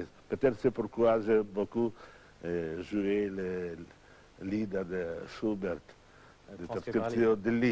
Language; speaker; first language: French; non-native, learner; Russian